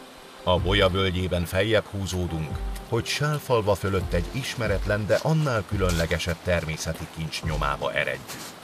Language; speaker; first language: Hungarian; native; Hungarian